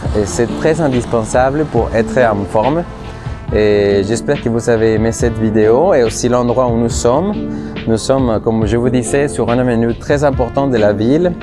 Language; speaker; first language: French; non-native, fluent; Spanish